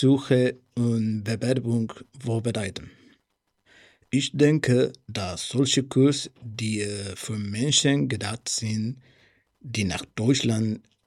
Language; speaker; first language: German; non-native, learner; Spanish